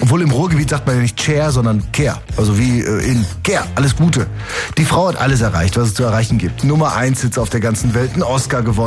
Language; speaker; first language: German; native; German